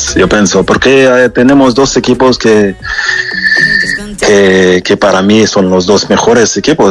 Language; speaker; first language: Spanish; non-native, fluent; French